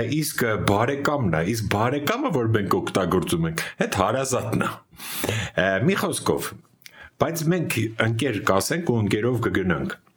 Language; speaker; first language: Armenian; native; Armenian